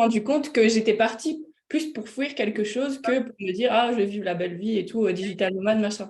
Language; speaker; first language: French; native; French